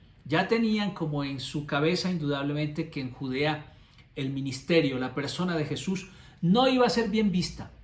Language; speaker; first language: Spanish; native; Spanish